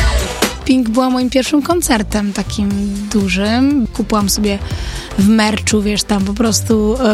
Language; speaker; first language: Polish; early bilingual, heritage; Polish